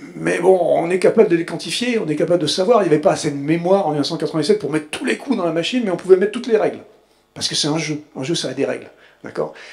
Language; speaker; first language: French; native; French